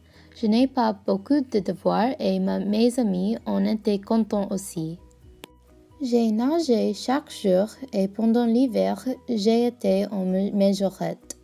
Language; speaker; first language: French; non-native, learner; English